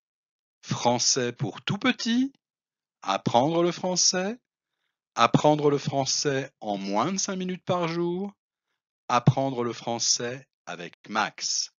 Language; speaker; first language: French; non-native, fluent; Spanish